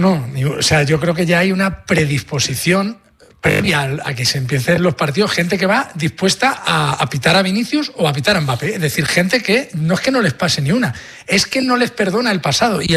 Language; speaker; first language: Spanish; native; Spanish